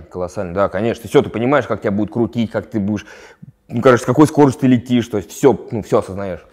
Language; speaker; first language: Russian; native; Russian